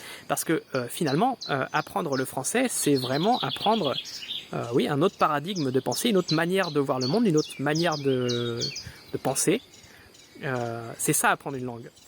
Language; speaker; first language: French; native; French